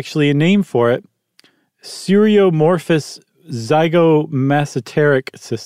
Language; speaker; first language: English; native; English